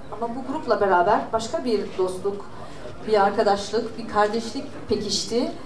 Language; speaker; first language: Turkish; native; Turkish